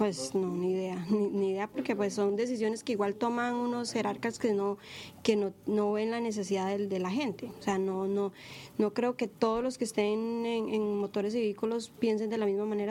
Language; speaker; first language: Spanish; native; Spanish